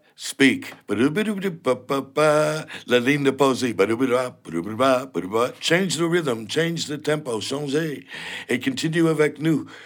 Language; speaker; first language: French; non-native, learner; English